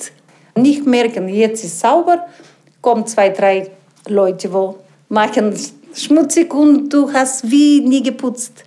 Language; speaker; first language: German; non-native, learner; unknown